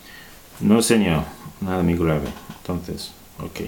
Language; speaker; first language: Spanish; non-native, fluent; English